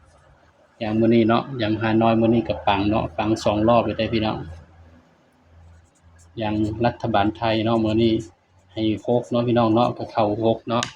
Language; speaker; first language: Thai; non-native, local second language; Lao